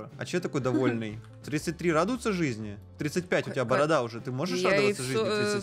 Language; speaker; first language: Russian; native; Russian